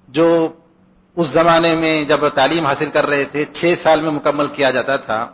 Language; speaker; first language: Urdu; native; Urdu